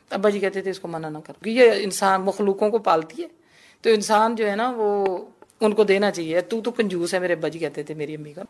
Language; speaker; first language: Urdu; non-native, local second language; Punjabi